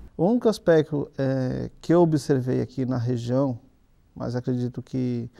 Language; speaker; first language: Portuguese; native; Portuguese